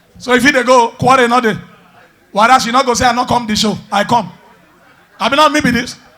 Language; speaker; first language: Nigerian Pidgin; native; Nigerian Pidgin